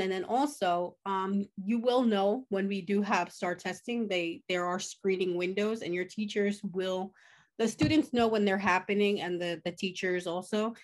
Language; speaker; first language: English; early bilingual, other home language; Spanish